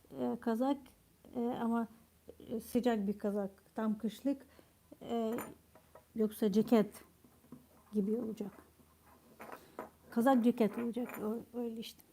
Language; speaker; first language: Turkish; non-native, fluent; Ukrainian